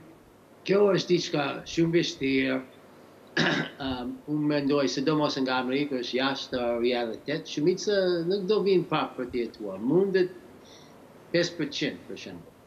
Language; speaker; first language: Albanian; early bilingual, heritage; English